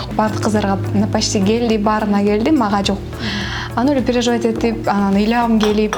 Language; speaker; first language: Kyrgyz; native; Kyrgyz